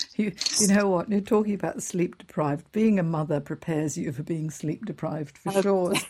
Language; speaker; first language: English; native; English